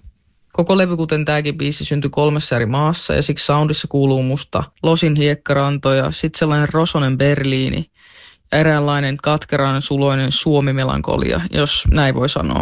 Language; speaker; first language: Finnish; native; Finnish